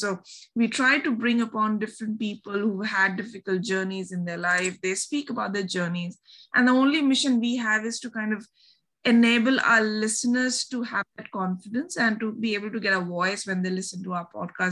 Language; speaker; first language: English; non-native, local second language; Bangla